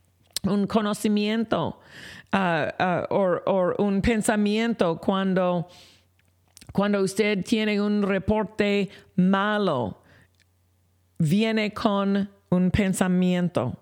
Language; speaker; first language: Spanish; non-native, fluent; English